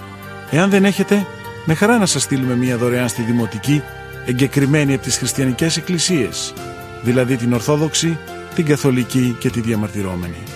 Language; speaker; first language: Greek; native; Greek